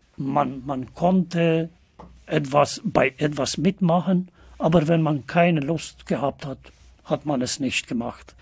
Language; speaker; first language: German; non-native, fluent; Albanian